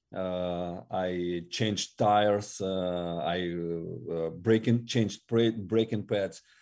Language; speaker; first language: English; non-native, fluent; Russian